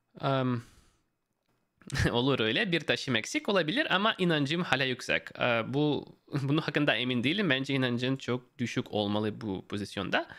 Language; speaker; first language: Turkish; non-native, fluent; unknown